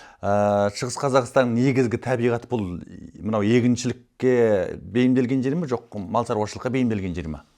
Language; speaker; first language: Kazakh; early bilingual, heritage; Kazakh